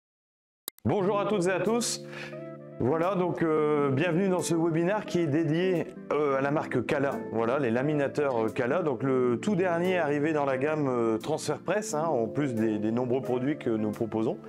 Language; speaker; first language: French; native; French